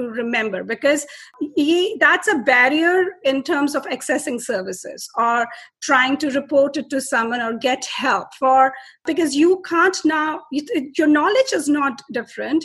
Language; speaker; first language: English; non-native, local second language; Hindi